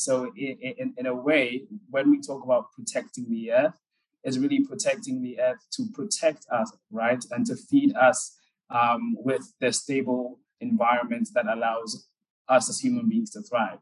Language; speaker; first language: English; non-native, local second language; Akan